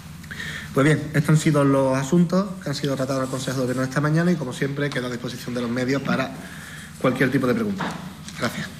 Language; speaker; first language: Spanish; native; Spanish